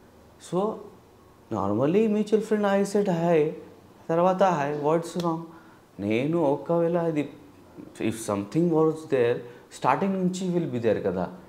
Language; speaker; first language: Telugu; non-native, learner; Hindi